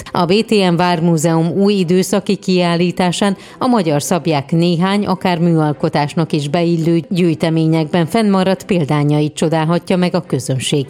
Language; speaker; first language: Hungarian; native; Hungarian